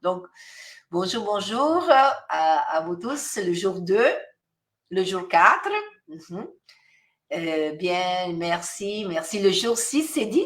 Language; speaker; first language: French; non-native, fluent; Italian